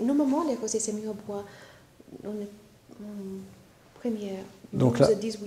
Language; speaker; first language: French; non-native, fluent; English